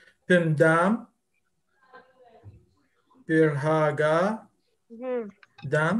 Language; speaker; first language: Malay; non-native, learner; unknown